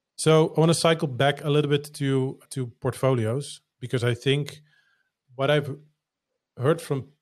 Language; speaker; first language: English; non-native, fluent; Dutch